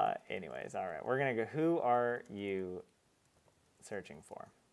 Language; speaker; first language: English; native; English